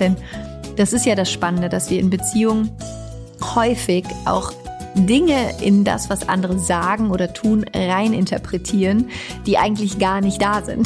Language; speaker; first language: German; native; German